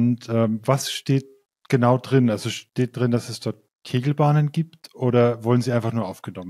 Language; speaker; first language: German; native; German